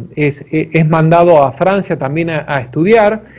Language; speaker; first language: Spanish; native; Spanish